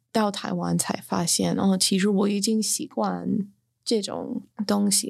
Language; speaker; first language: Chinese; non-native, fluent; English